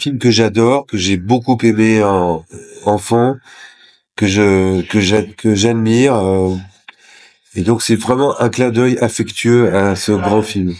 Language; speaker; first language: French; native; French